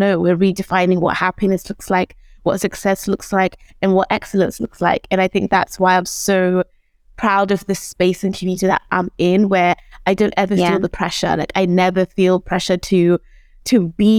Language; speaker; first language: English; early bilingual, other home language; Shona